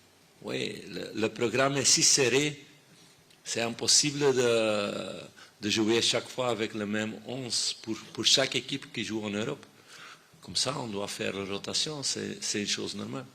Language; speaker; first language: French; non-native, fluent; Dutch